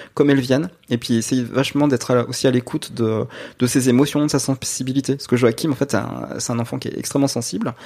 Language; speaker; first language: French; native; French